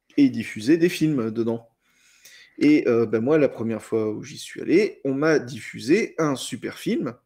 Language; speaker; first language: French; native; French